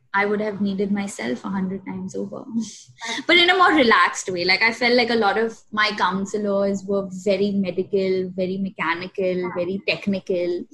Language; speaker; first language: English; non-native, local second language; Hindi